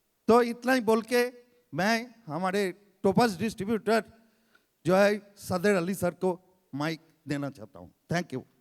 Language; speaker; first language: Hindi; native; Hindi